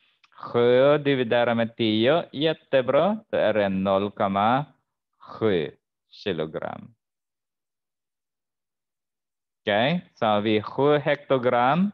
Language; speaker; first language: Swedish; non-native, fluent; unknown